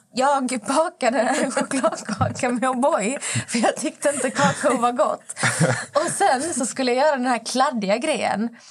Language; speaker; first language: Swedish; native; Swedish